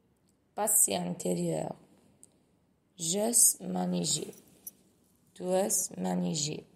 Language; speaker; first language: French; non-native, learner; Italian